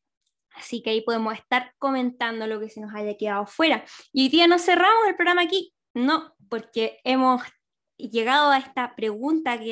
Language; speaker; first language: Spanish; native; Spanish